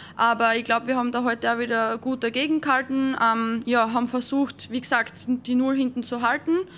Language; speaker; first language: German; native; German